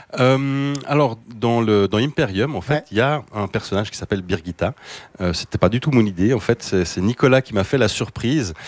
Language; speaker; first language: French; non-native, local second language; Swedish